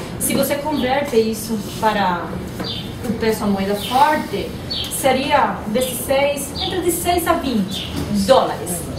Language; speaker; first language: Portuguese; non-native, fluent; Spanish